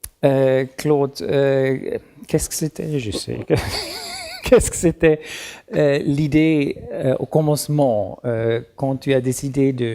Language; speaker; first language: French; non-native, learner; German